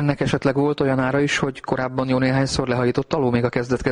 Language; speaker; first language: Hungarian; native; Hungarian